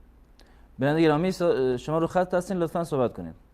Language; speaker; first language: Persian; native; Persian